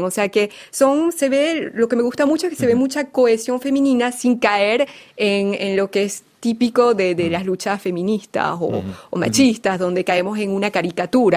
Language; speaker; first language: Spanish; native; Spanish